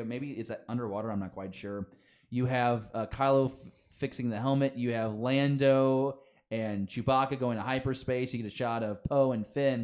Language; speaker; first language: English; native; English